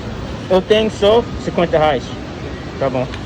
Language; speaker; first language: Portuguese; non-native, learner; English